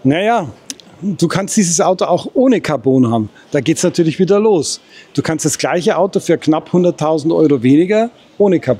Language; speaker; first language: German; native; German